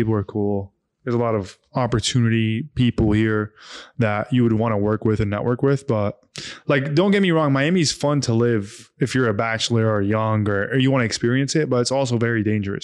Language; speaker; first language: English; non-native, fluent; Arabic